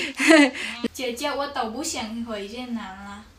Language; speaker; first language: Chinese; non-native, learner; Vietnamese